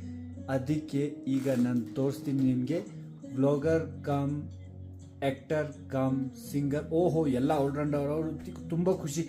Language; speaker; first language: Kannada; non-native, fluent; Ladakhi